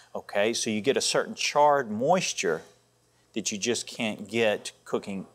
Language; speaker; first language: English; native; English